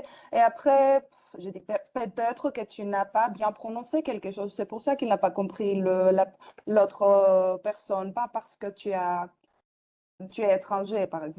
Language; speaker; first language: French; non-native, fluent; Greek